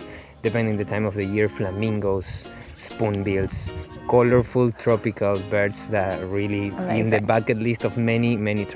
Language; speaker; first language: English; non-native, fluent; Spanish